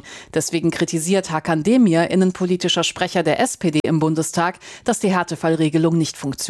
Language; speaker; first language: German; native; German